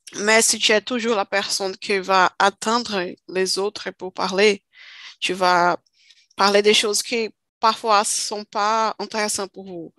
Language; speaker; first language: French; non-native, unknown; Portuguese